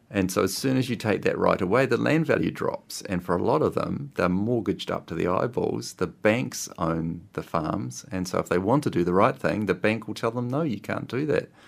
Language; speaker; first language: English; native; English